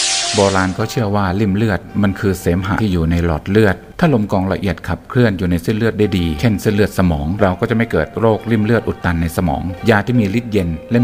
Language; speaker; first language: Thai; native; Thai